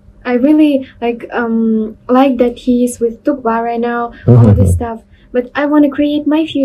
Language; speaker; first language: English; non-native, learner; Russian